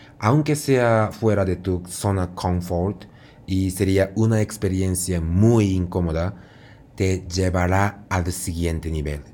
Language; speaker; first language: Spanish; non-native, fluent; Japanese